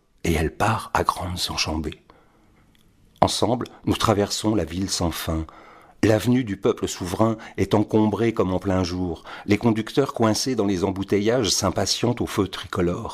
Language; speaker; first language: French; native; French